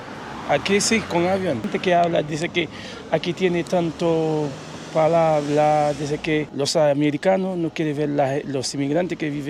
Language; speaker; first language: Spanish; non-native, local second language; Haitian Creole